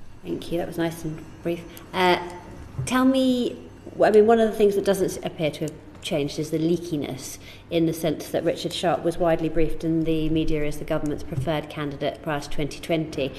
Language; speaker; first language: English; native; English